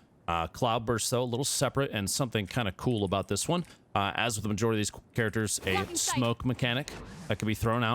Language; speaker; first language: English; native; English